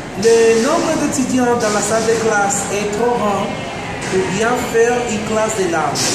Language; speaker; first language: French; non-native, learner; Spanish